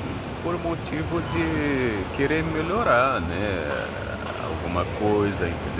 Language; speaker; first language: Portuguese; non-native, fluent; Arabic